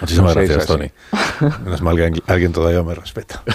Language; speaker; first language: Spanish; native; Spanish